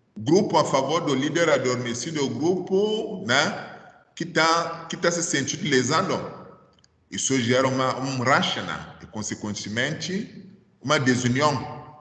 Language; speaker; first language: Portuguese; non-native, fluent; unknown